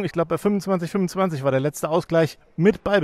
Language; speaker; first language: German; native; German